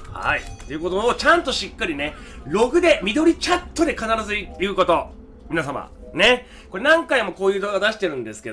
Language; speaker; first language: Japanese; native; Japanese